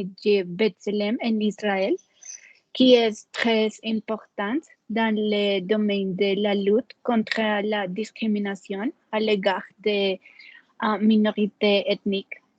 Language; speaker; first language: French; non-native, learner; Spanish